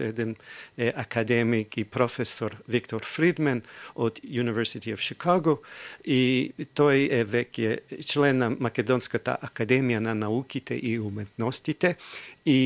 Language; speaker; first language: Macedonian; non-native, fluent; English